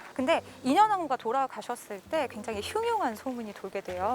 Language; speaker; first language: Korean; native; Korean